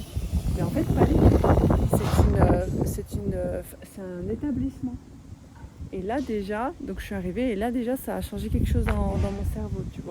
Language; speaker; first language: French; native; French